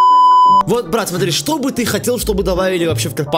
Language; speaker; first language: Russian; native; Russian